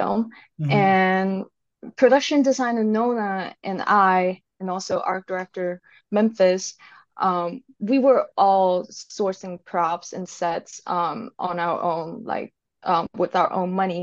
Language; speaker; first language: English; non-native, local second language; Cantonese